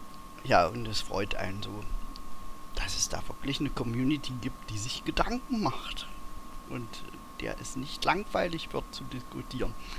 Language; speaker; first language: German; native; German